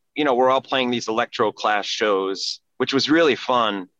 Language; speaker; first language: English; native; English